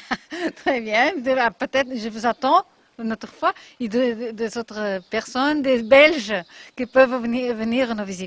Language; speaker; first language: French; non-native, fluent; Portuguese